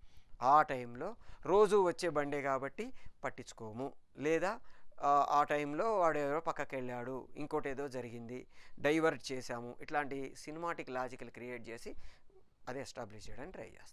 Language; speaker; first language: Telugu; native; Telugu